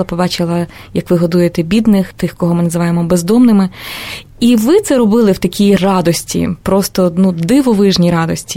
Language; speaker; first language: Ukrainian; native; Ukrainian